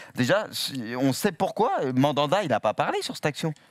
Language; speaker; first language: French; native; French